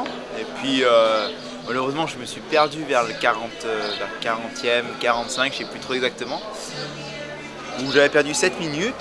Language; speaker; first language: French; native; French